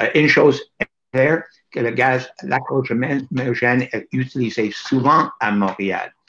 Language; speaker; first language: French; non-native, fluent; English